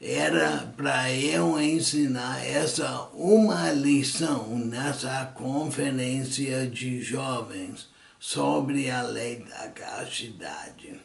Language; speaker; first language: Portuguese; non-native, fluent; English